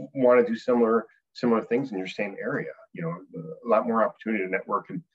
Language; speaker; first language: English; native; English